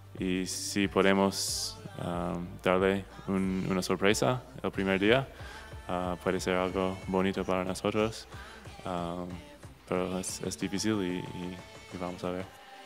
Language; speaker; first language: Spanish; non-native, fluent; English